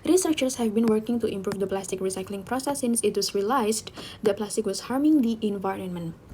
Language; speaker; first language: English; non-native, fluent; Indonesian